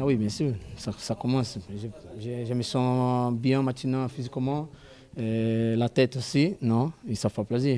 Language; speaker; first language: French; non-native, learner; Portuguese